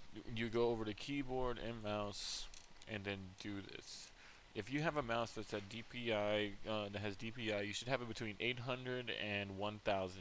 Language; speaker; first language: English; native; English